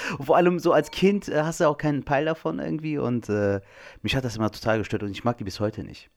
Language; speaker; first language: German; early bilingual, other home language; Turkish